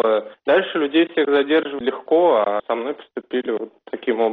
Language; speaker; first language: Russian; native; Russian